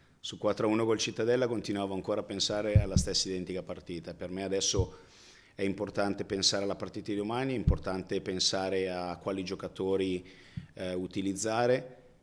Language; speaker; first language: Italian; native; Italian